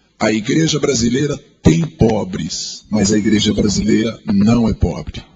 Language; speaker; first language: Portuguese; native; Portuguese